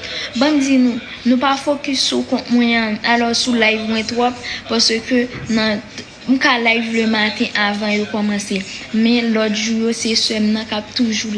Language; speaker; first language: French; non-native, learner; Haitian Creole